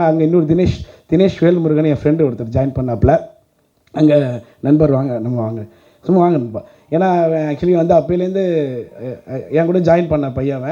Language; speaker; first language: Tamil; native; Tamil